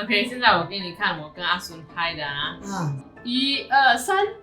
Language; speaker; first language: Chinese; early bilingual, other home language; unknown